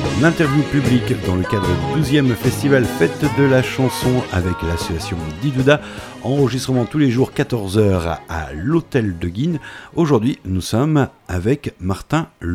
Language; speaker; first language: French; native; French